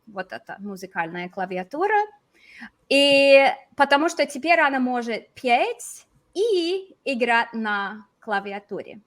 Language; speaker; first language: Russian; non-native, fluent; English